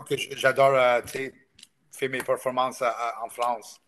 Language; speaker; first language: French; non-native, local second language; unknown